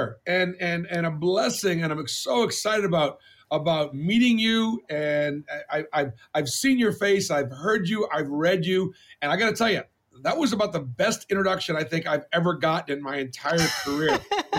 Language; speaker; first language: English; native; English